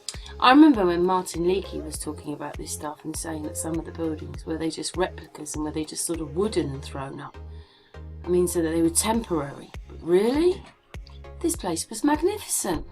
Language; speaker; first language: English; native; English